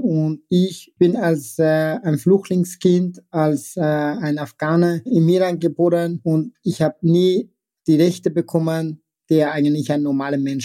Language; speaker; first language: German; non-native, fluent; Persian